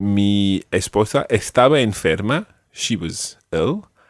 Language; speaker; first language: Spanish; non-native, fluent; English